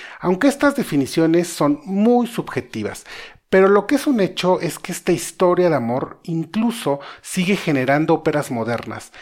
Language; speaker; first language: Spanish; native; Spanish